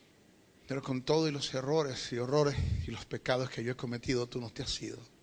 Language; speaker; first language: Spanish; native; Spanish